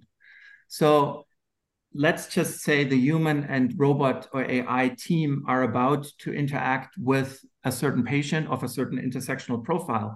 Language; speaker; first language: English; non-native, fluent; German